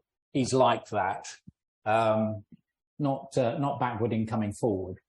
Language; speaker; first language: English; native; English